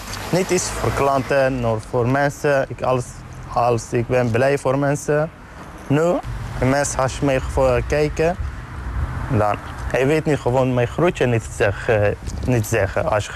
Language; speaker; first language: Dutch; non-native, learner; Arabic